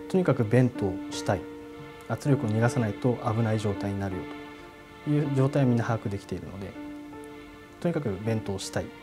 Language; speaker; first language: Japanese; native; Japanese